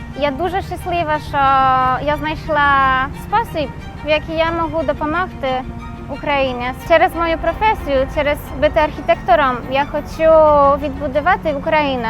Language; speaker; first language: Ukrainian; non-native, learner; Polish